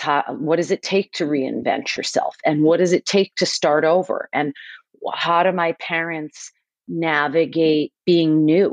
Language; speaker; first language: English; native; English